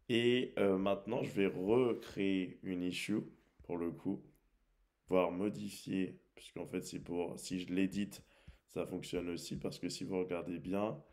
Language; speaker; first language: French; native; French